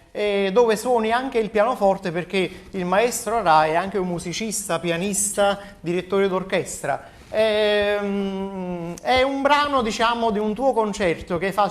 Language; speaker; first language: Italian; native; Italian